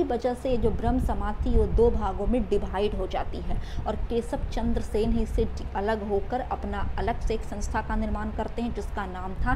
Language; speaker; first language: Hindi; native; Hindi